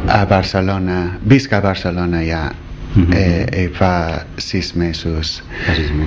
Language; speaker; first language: Catalan; non-native, learner; English